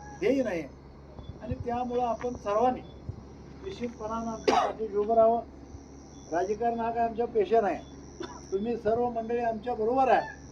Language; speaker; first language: Marathi; native; Marathi